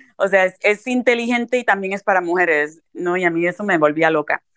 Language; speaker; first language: Spanish; native; Spanish